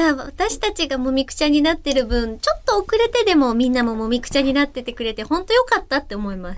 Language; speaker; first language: Japanese; native; Japanese